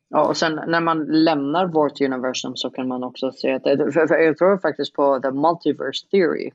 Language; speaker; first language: Swedish; non-native, fluent; Arabic